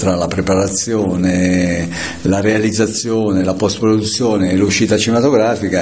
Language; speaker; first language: Italian; native; Italian